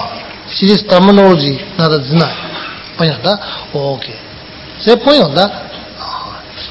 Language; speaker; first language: Russian; non-native, learner; Tibetan